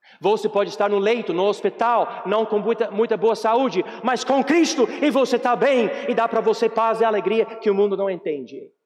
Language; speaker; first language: Portuguese; non-native, fluent; English